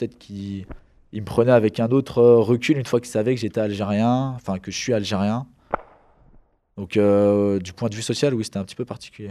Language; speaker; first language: French; early bilingual, other home language; Kabyle